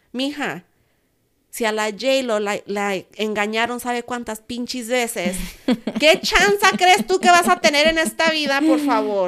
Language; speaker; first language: Spanish; early bilingual, other home language; English